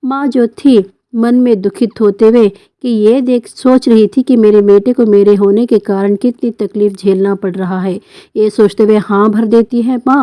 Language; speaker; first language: Hindi; non-native, local second language; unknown